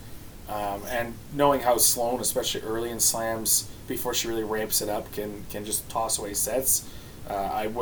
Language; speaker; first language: English; native; English